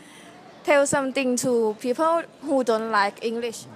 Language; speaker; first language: English; non-native, learner; Thai